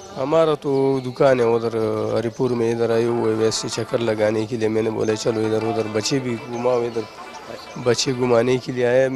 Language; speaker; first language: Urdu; non-native, local second language; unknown